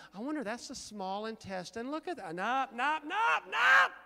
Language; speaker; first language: English; native; English